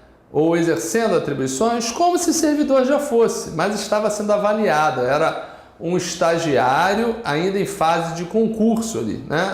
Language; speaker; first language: Portuguese; native; Portuguese